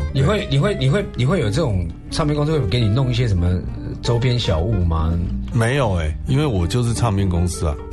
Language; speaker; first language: Chinese; native; Chinese